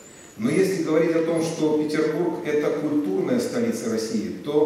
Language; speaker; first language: Russian; native; Russian